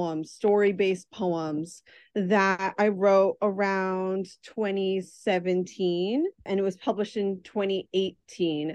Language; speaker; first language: English; native; English